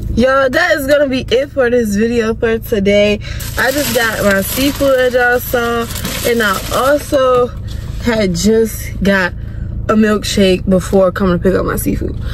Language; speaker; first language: English; native; English